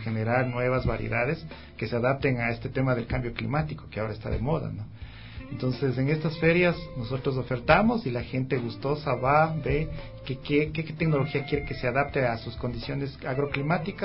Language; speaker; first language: Spanish; native; Spanish